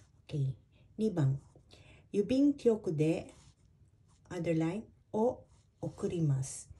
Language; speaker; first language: Japanese; non-native, fluent; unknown